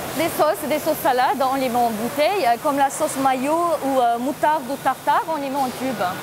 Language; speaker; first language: French; non-native, fluent; Turkish